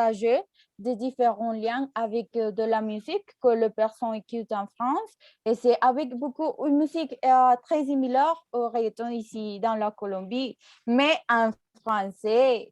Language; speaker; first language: French; non-native, learner; Spanish